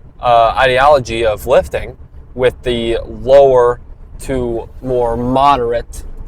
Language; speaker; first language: English; native; English